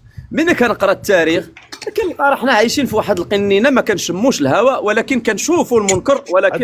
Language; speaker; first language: Arabic; native; Arabic